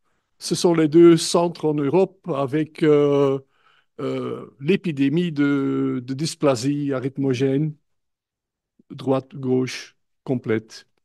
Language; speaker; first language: French; non-native, local second language; Dutch